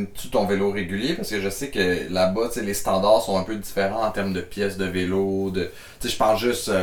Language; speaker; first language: French; native; French